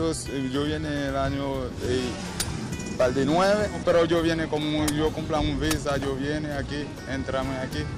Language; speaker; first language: Spanish; non-native, local second language; Haitian Creole